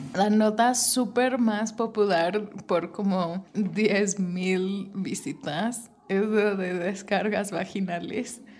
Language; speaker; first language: Spanish; non-native, fluent; English